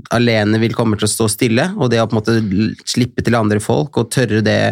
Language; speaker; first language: Norwegian; early bilingual, other home language; Somali